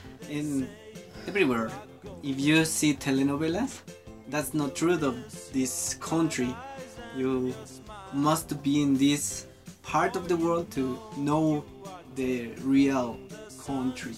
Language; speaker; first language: English; non-native, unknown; Spanish